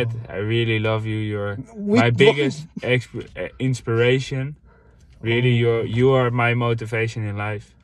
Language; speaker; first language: English; non-native, fluent; Dutch